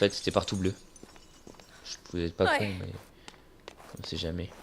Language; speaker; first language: French; native; French